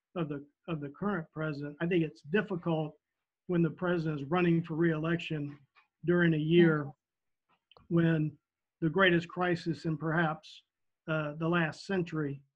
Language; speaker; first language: English; native; English